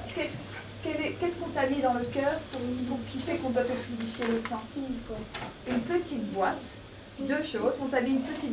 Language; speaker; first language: French; native; French